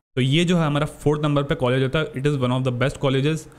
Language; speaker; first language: Hindi; native; Hindi